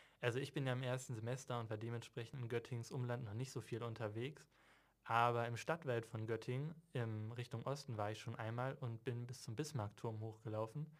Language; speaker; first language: German; native; German